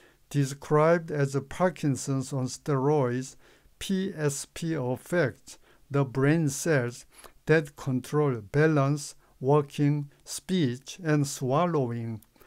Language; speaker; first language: English; non-native, fluent; Korean